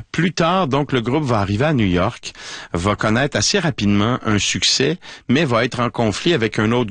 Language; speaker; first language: French; native; French